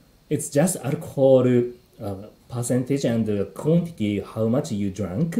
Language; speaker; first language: English; non-native, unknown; Japanese